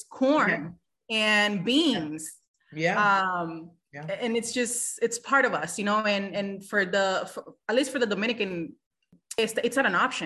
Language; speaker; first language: English; non-native, fluent; Spanish